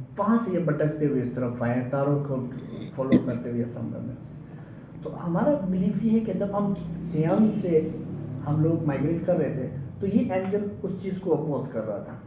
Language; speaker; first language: Urdu; non-native, local second language; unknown